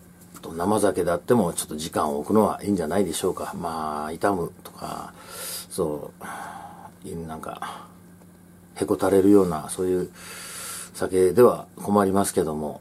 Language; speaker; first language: Japanese; native; Japanese